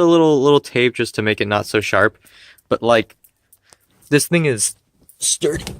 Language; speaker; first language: English; native; English